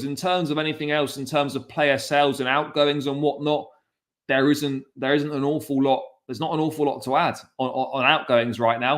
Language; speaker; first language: English; native; English